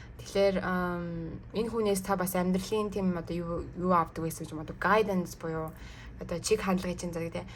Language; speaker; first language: Mongolian; early bilingual, heritage; Mongolian